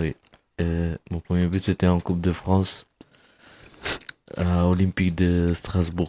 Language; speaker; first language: French; non-native, fluent; Kabuverdianu